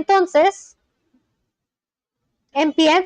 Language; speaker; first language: Spanish; non-native, learner; Bangla